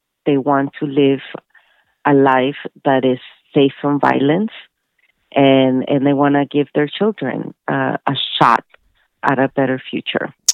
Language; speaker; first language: English; early bilingual, other home language; Spanish